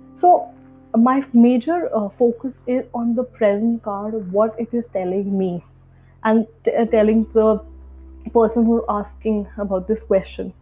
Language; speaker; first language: English; non-native, local second language; Hindi